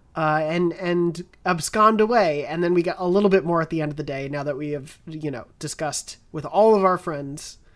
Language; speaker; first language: English; native; English